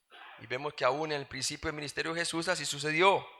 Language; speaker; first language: Spanish; native; Spanish